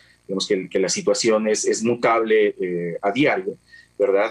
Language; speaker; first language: Spanish; native; Spanish